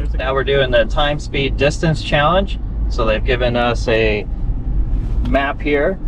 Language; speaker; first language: English; native; English